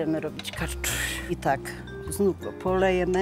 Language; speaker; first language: Polish; native; Polish